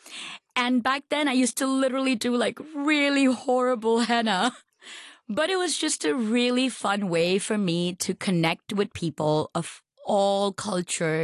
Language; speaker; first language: English; non-native, local second language; Urdu